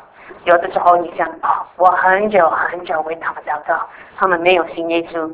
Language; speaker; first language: Chinese; non-native, fluent; English